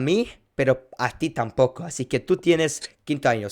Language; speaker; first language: Spanish; non-native, fluent; English